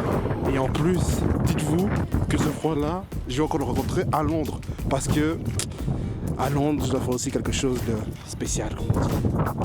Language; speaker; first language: French; native; French